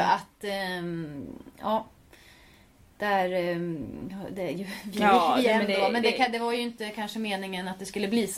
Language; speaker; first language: Swedish; native; Swedish